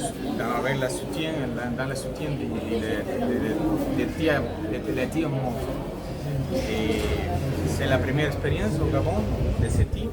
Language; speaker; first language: French; non-native, learner; Spanish